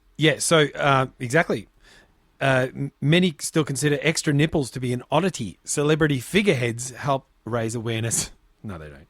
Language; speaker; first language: English; native; English